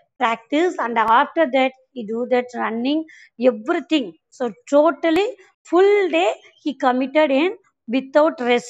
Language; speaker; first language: English; non-native, local second language; Tamil